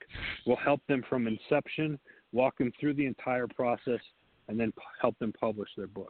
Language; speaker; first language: English; native; English